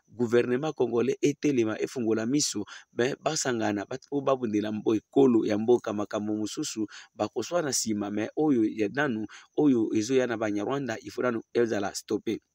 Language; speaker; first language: Lingala; non-native, local second language; Swahili